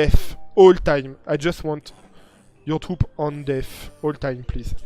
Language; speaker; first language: English; non-native, learner; French